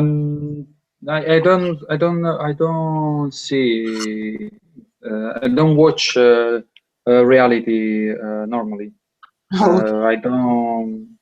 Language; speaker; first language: English; non-native, learner; Italian